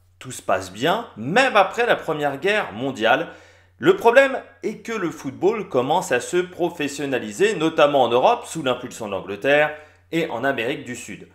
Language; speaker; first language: French; native; French